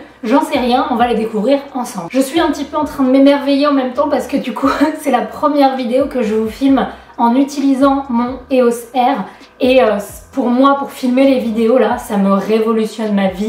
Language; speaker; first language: French; native; French